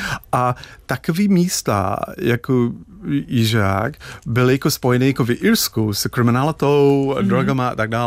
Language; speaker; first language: Czech; non-native, fluent; English